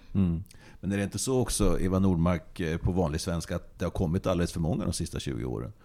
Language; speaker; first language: Swedish; native; Swedish